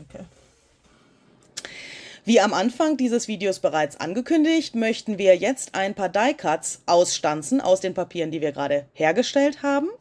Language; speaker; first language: German; native; German